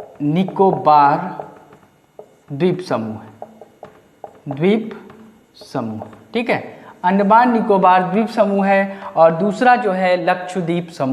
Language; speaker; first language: Hindi; native; Hindi